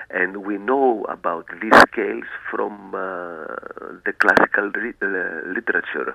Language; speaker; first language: English; non-native, fluent; Greek